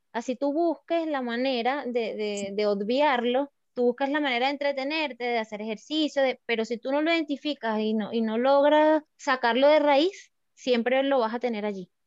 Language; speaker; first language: Spanish; native; Spanish